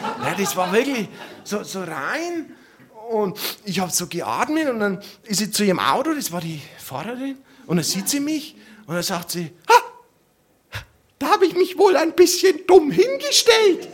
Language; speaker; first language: German; native; German